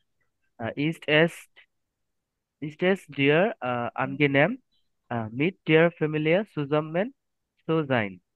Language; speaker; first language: German; non-native, learner; Bangla